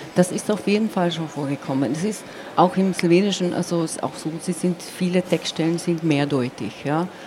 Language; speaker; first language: German; non-native, local second language; Slovenian